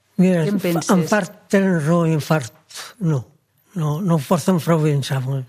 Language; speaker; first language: Catalan; native; Catalan